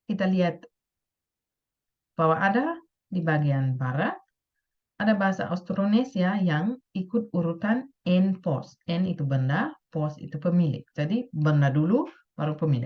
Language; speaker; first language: Indonesian; non-native, fluent; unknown